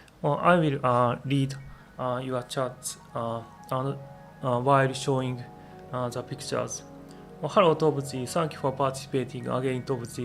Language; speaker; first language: English; non-native, learner; Japanese